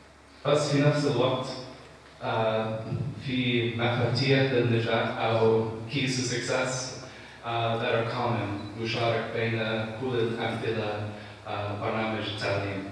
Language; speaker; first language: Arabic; non-native, fluent; English